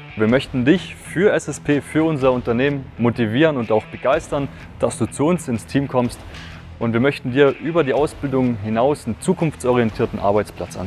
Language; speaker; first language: German; native; German